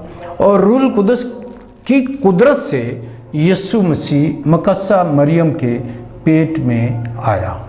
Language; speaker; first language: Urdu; non-native, local second language; Punjabi